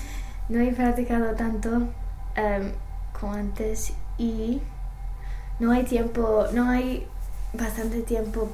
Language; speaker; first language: Spanish; non-native, learner; English